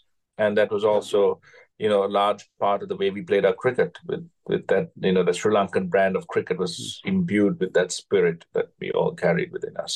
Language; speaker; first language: English; non-native, local second language; Sinhala